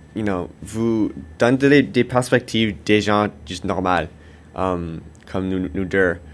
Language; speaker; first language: French; non-native, fluent; English